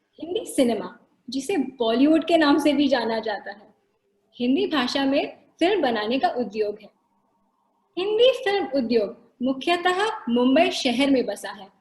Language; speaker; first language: Hindi; non-native, local second language; Marathi